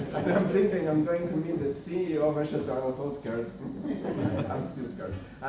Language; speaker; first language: English; non-native, fluent; Spanish